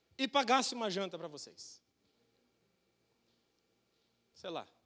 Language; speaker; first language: Portuguese; native; Portuguese